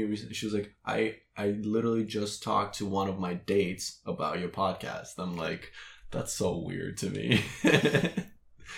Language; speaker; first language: English; non-native, fluent; Russian